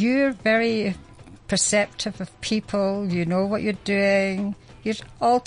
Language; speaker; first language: English; native; English